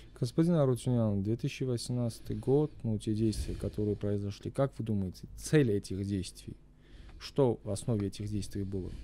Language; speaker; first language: Russian; non-native, local second language; Armenian